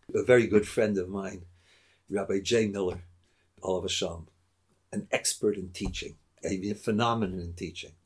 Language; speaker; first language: English; native; English